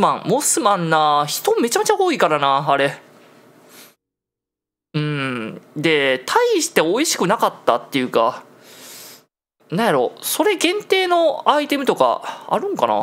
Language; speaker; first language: Japanese; native; Japanese